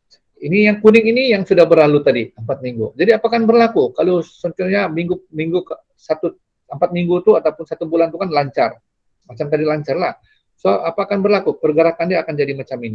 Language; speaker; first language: Indonesian; non-native, local second language; Malay